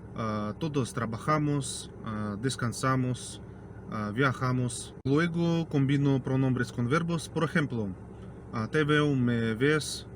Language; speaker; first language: Spanish; non-native, fluent; Russian